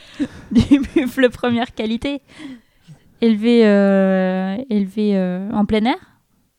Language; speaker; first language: French; native; French